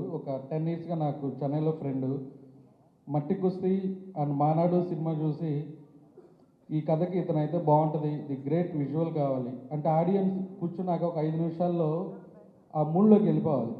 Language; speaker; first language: Telugu; native; Telugu